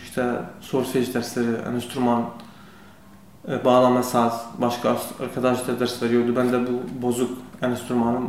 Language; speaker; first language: Turkish; non-native, learner; Kurdish